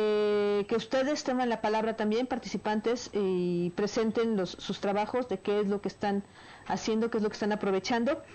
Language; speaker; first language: Spanish; native; Spanish